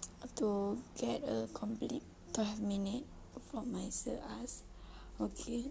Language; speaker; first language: English; non-native, learner; Malay